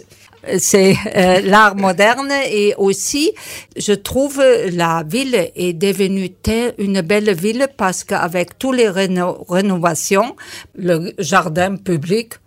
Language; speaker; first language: French; non-native, learner; German